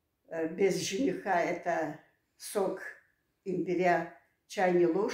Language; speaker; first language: Russian; non-native, local second language; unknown